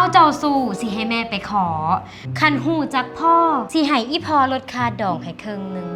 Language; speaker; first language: Thai; native; Thai